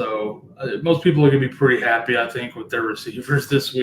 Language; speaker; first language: English; native; English